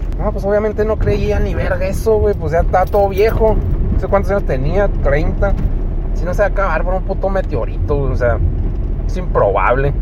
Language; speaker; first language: Spanish; native; Spanish